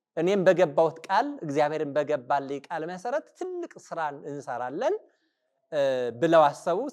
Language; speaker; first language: Amharic; native; Amharic